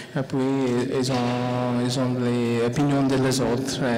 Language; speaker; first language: French; non-native, learner; English